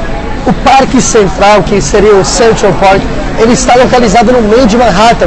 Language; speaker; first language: Portuguese; non-native, fluent; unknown